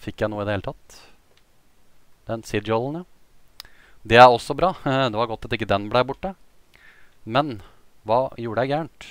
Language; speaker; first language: Norwegian; native; Norwegian